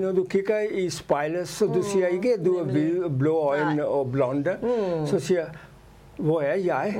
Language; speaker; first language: Danish; non-native, fluent; Urdu